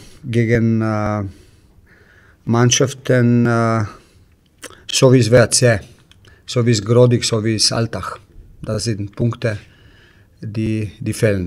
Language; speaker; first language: German; non-native, fluent; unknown